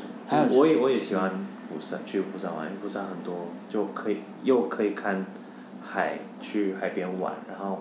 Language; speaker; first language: Chinese; non-native, fluent; Korean